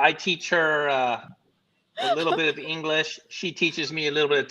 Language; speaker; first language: English; native; English